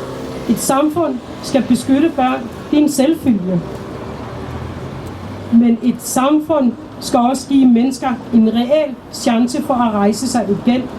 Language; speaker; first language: Danish; non-native, local second language; Kalaallisut